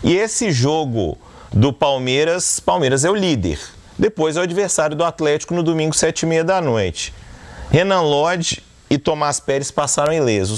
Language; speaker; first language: Portuguese; native; Portuguese